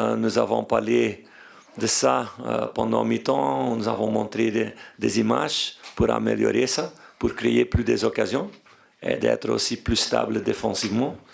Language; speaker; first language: French; non-native, fluent; Dutch